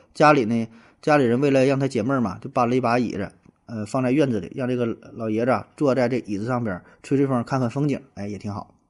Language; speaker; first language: Chinese; native; Chinese